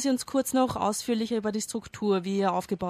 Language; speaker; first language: German; native; German